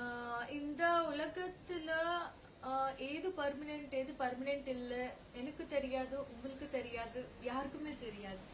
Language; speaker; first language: Tamil; non-native, learner; Telugu